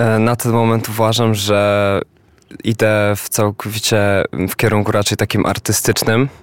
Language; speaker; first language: Polish; native; Polish